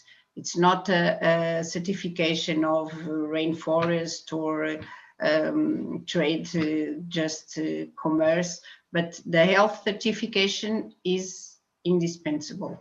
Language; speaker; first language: English; non-native, fluent; Portuguese